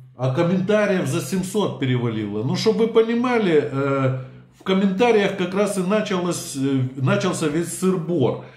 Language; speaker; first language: Russian; native; Russian